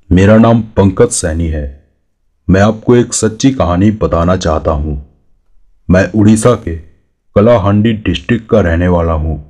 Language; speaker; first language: Hindi; native; Hindi